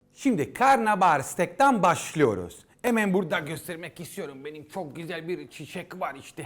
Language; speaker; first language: Turkish; non-native, fluent; Italian